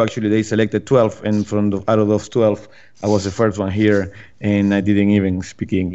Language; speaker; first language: English; non-native, fluent; Spanish